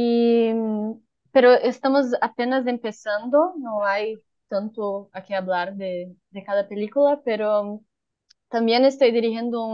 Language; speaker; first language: Spanish; non-native, learner; Portuguese